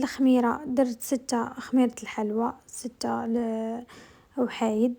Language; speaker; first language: Arabic; native; Arabic